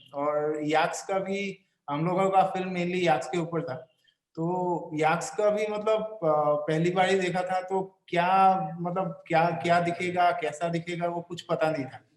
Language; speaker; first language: Hindi; non-native, local second language; Assamese